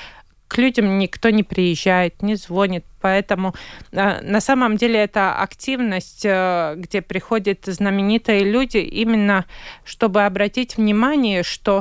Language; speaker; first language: Russian; non-native, local second language; Latvian